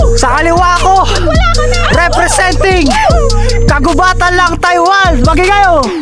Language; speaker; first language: Filipino; non-native, local second language; Hiligaynon